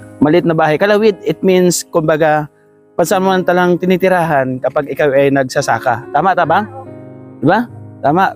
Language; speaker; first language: Filipino; non-native, local second language; Waray